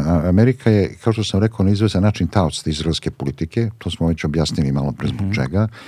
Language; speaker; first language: Serbian; native; Serbian